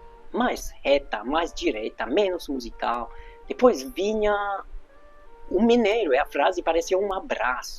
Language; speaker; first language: Portuguese; non-native, fluent; Hungarian